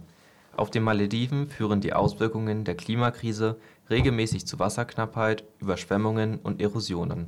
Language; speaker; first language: German; native; German